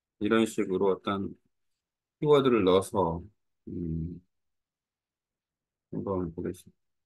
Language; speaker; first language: Korean; native; Korean